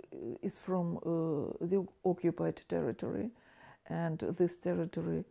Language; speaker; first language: English; non-native, fluent; Ukrainian